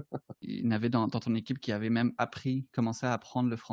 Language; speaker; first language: French; native; French